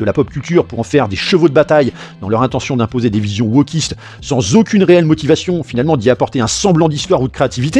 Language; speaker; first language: French; native; French